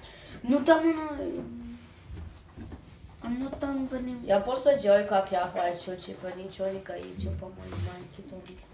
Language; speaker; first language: Russian; early bilingual, other home language; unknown